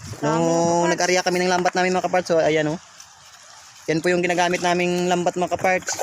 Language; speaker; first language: Filipino; non-native, local second language; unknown